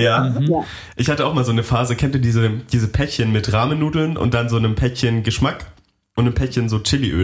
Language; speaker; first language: German; native; German